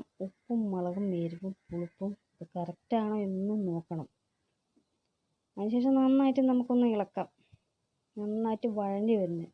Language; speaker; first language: Malayalam; native; Malayalam